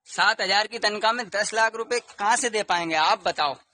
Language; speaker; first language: Hindi; native; Hindi